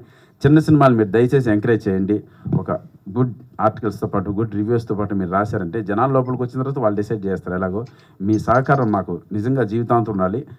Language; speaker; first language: Telugu; native; Telugu